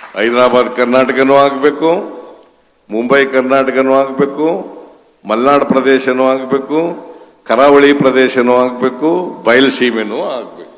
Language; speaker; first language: Kannada; native; Kannada